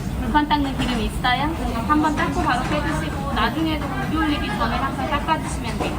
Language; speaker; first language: Korean; native; Korean